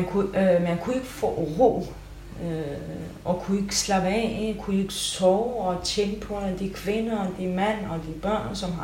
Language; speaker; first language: Danish; non-native, fluent; Kurdish